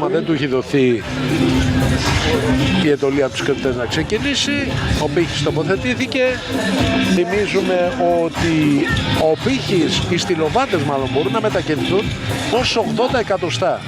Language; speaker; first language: Greek; native; Greek